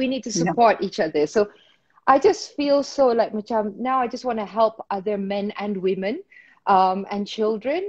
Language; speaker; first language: English; non-native, local second language; Malay